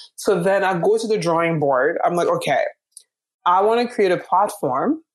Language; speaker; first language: English; early bilingual, other home language; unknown